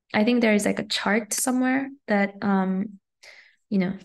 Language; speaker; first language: English; native; English